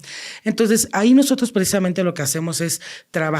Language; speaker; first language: Spanish; native; Spanish